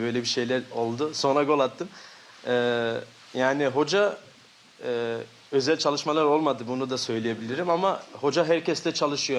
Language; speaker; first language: Turkish; early bilingual, heritage; Turkish